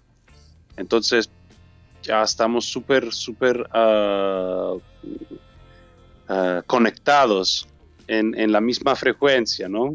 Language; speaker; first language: Spanish; non-native, learner; Italian